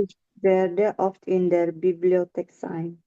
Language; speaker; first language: German; non-native, learner; Indonesian